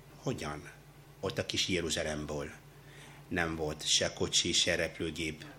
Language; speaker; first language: Hungarian; non-native, fluent; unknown